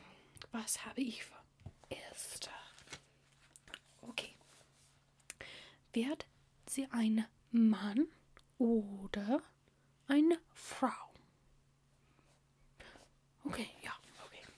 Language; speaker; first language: German; non-native, learner; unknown